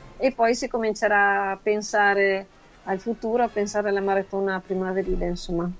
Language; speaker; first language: Italian; native; Italian